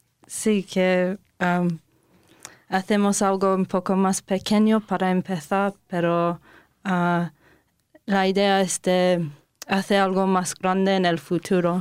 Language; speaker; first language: Spanish; non-native, fluent; English